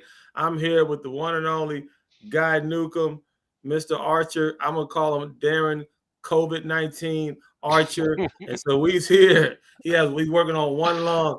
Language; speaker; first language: English; native; English